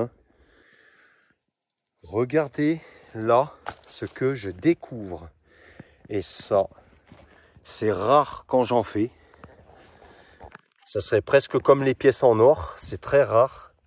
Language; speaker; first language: French; native; French